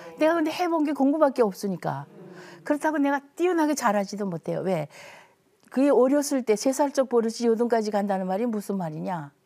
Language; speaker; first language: Korean; native; Korean